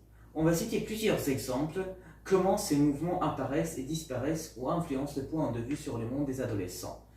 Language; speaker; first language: French; non-native, learner; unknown